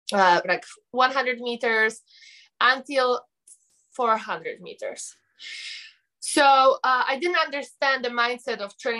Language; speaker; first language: English; non-native, learner; Polish